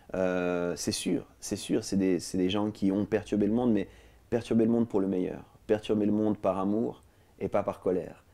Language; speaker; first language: French; native; French